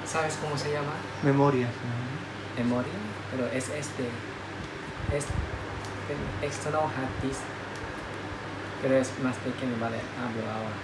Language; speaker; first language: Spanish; non-native, learner; Thai